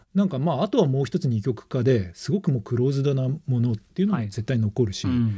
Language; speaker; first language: Japanese; native; Japanese